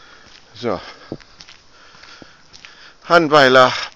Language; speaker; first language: German; non-native, fluent; Arabic